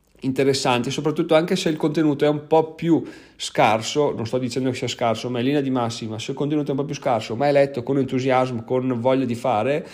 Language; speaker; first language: Italian; native; Italian